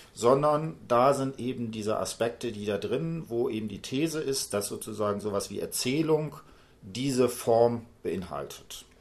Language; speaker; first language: German; native; German